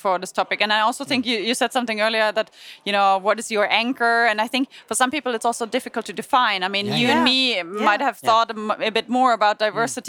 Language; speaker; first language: English; non-native, fluent; German